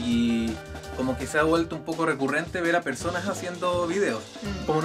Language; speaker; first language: Spanish; native; Spanish